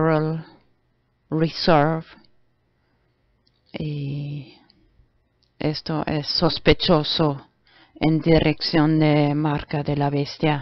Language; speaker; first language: Spanish; non-native, learner; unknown